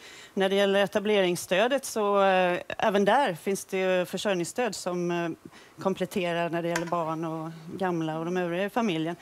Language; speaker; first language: Swedish; native; Swedish